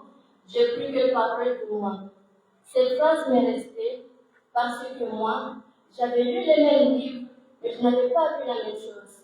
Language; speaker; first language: French; non-native, local second language; Comorian